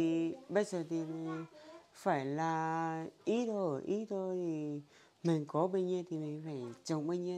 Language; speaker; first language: Vietnamese; non-native, local second language; Hmong